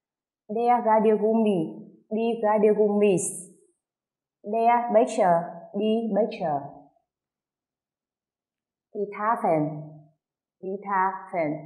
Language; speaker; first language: German; non-native, fluent; Vietnamese